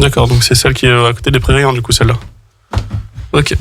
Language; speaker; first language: French; native; French